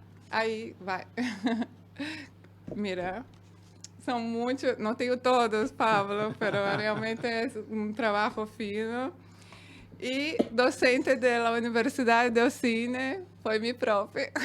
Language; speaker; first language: Spanish; non-native, fluent; Portuguese